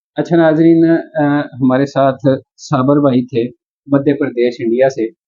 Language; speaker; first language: Urdu; non-native, local second language; Punjabi